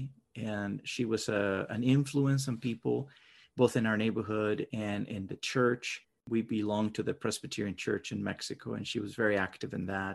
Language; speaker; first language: English; non-native, fluent; Spanish